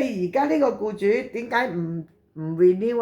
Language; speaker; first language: Cantonese; native; Cantonese